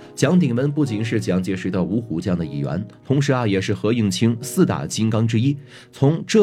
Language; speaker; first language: Chinese; native; Chinese